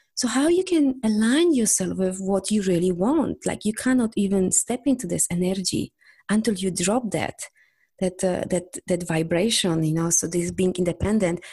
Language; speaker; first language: English; non-native, fluent; Polish